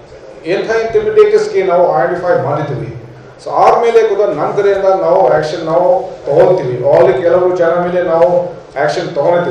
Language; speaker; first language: Kannada; non-native, fluent; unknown